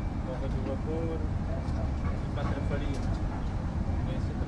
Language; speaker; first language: Portuguese; native; Portuguese